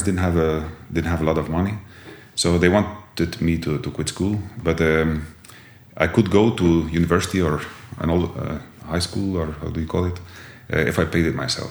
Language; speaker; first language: English; non-native, fluent; Dutch